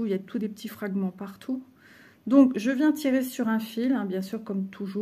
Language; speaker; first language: French; native; French